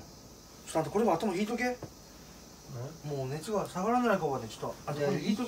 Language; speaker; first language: Japanese; native; Japanese